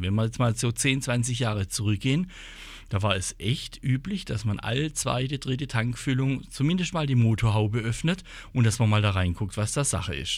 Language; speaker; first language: German; native; German